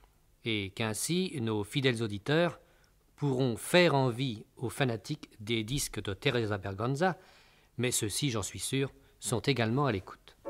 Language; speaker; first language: French; native; French